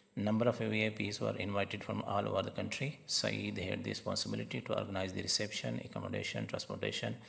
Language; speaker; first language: English; non-native, local second language; Urdu